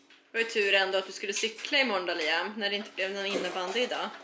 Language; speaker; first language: Swedish; native; Swedish